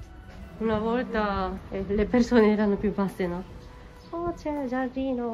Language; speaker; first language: Italian; non-native, fluent; Japanese